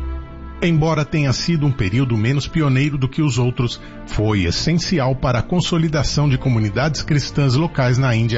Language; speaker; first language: Portuguese; native; Portuguese